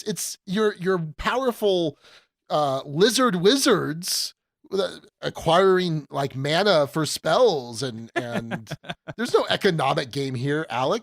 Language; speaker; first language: English; native; English